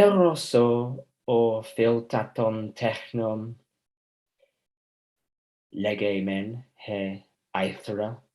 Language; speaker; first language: Greek; non-native, fluent; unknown